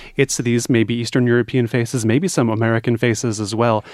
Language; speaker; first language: English; native; English